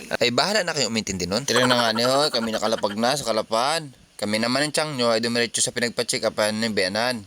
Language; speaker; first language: Filipino; native; Filipino